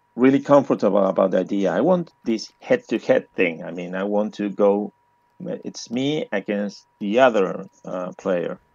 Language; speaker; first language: English; non-native, learner; Spanish